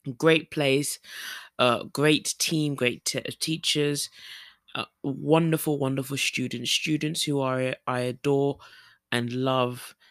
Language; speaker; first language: English; native; English